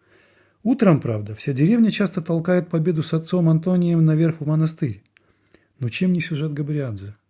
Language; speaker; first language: Russian; native; Russian